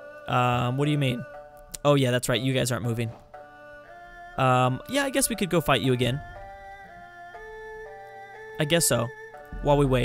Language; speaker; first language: English; native; English